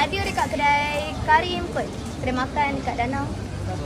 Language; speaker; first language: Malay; non-native, fluent; Vietnamese